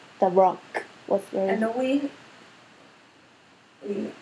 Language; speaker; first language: English; non-native, learner; Japanese